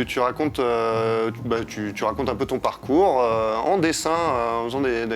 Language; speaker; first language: French; native; French